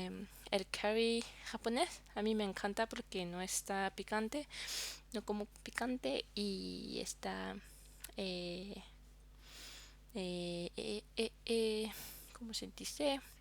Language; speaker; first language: Spanish; non-native, fluent; French